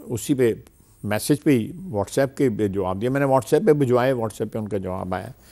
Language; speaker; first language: Urdu; non-native, local second language; Punjabi